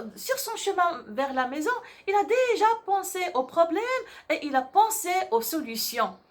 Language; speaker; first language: French; non-native, local second language; Arabic